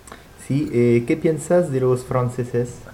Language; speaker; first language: Spanish; non-native, learner; French